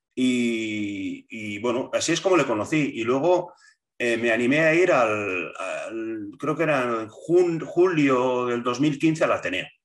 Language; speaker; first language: Spanish; native; Spanish